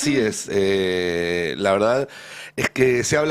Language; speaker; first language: Spanish; native; Spanish